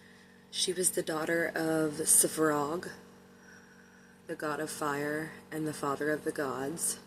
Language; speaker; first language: English; native; English